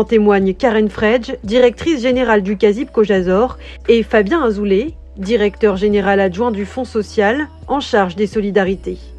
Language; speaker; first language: French; native; French